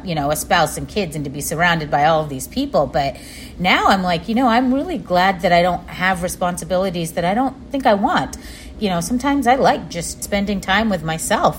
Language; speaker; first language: English; native; English